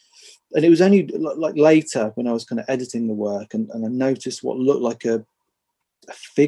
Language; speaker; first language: English; native; English